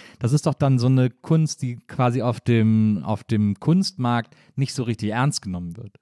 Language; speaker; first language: German; native; German